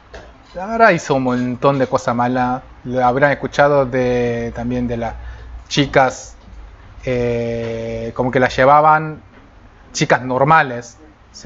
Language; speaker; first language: Spanish; non-native, fluent; Korean